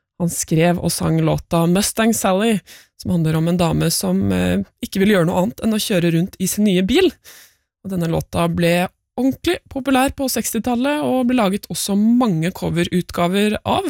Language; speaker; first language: Norwegian; native; Norwegian